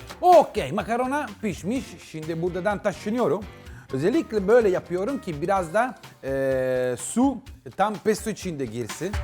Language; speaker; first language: Turkish; non-native, learner; Italian